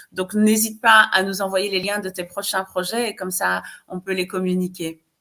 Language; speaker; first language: French; native; French